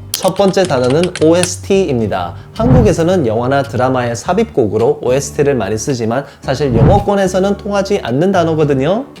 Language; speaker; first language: Korean; native; Korean